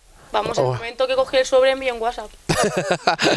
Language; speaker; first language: Spanish; native; Spanish